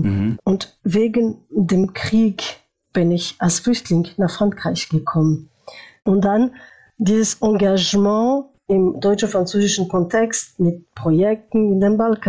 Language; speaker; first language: German; non-native, fluent; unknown